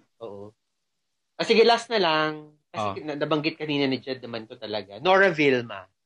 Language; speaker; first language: Filipino; non-native, local second language; Cebuano